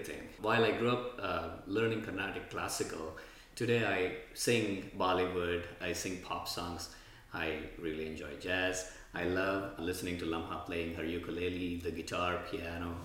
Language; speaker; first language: English; non-native, local second language; Telugu